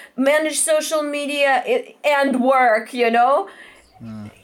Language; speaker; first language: English; non-native, fluent; Russian